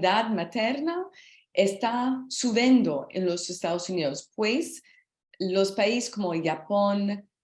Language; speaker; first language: Spanish; non-native, learner; English